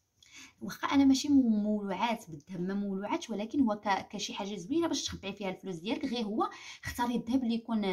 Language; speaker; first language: Arabic; native; Arabic